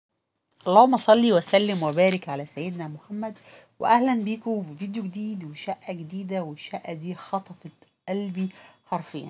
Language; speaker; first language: Arabic; native; Arabic